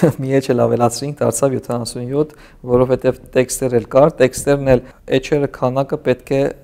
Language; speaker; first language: Armenian; native; Armenian